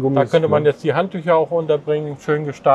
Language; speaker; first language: German; native; German